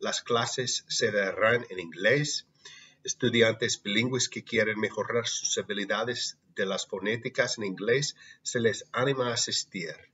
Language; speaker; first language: Spanish; non-native, learner; English